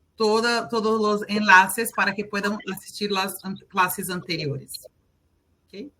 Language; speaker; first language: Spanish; non-native, learner; Portuguese